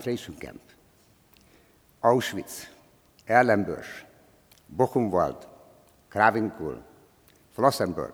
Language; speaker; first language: English; non-native, fluent; Slovak